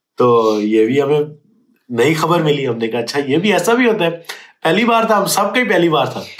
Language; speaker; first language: Urdu; native; Urdu